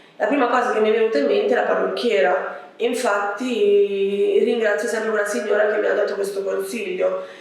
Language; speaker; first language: Italian; early bilingual, other home language; Arabic